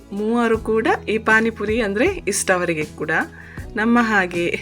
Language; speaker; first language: Kannada; non-native, local second language; Tulu